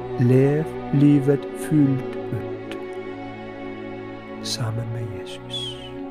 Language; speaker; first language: Norwegian; non-native, fluent; Polish